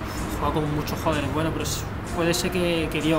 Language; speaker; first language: Spanish; native; Spanish